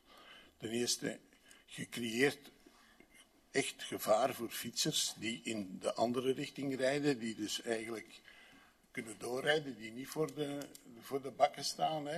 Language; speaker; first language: Dutch; native; Dutch